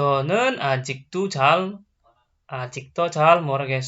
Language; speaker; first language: Korean; non-native, fluent; Indonesian